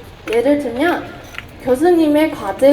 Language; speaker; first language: Korean; non-native, fluent; Chinese